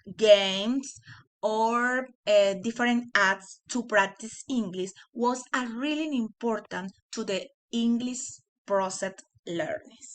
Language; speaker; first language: English; non-native, learner; Spanish